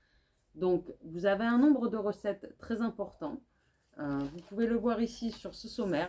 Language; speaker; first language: French; native; French